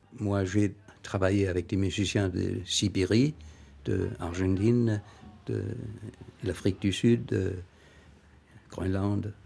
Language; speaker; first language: French; non-native, learner; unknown